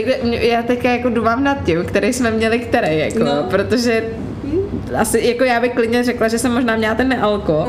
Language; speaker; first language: Czech; native; Czech